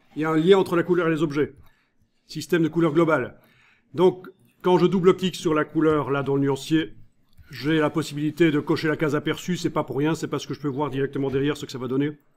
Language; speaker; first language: French; native; French